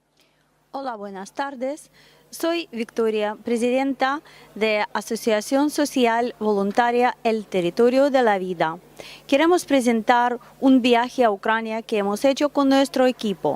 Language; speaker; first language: Spanish; non-native, learner; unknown